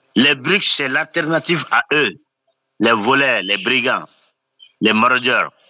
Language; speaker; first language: French; non-native, local second language; Bambara